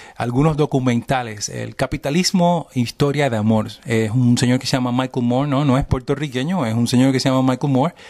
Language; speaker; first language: Spanish; early bilingual, heritage; Spanish